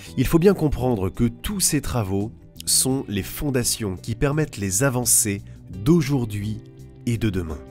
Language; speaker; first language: French; native; French